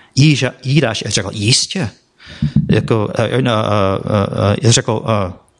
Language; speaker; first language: Czech; non-native, fluent; English